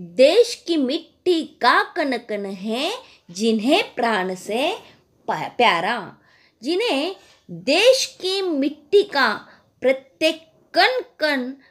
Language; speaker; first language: Hindi; non-native, local second language; Marathi